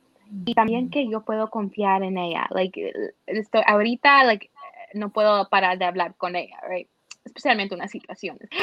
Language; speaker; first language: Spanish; early bilingual, heritage; Spanish